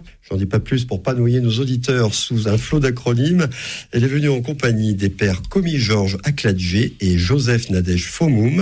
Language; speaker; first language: French; native; French